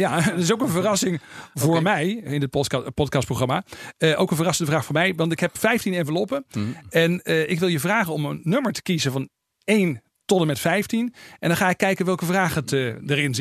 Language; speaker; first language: Dutch; native; Dutch